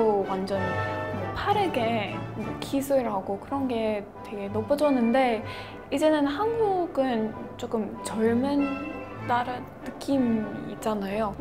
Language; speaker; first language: Korean; non-native, fluent; Russian